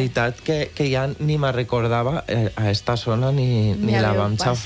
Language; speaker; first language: Catalan; non-native, local second language; Spanish